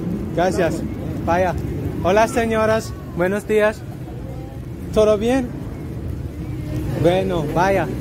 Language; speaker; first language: Spanish; non-native, learner; English